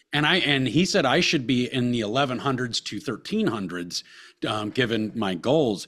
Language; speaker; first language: English; native; English